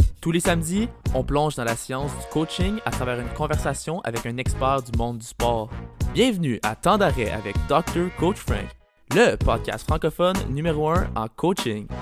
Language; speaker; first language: French; native; French